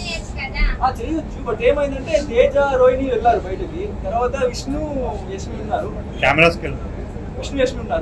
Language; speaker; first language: Telugu; non-native, local second language; Kannada